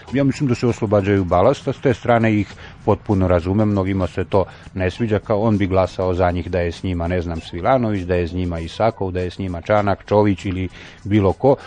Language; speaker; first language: Serbian; non-native, local second language; Rusyn